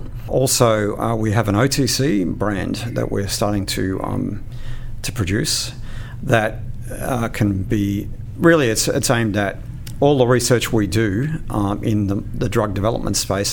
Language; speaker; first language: English; native; English